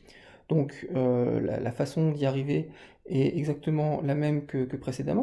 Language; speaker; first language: French; native; French